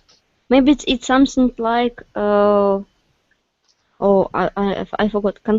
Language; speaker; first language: English; non-native, learner; Russian